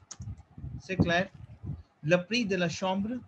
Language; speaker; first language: French; non-native, fluent; Hindi